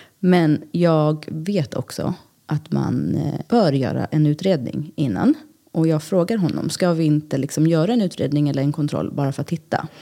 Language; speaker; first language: Swedish; early bilingual, other home language; Greek